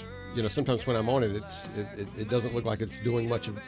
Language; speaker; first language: English; native; English